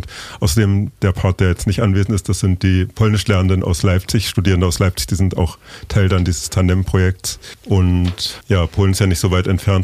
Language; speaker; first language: German; native; German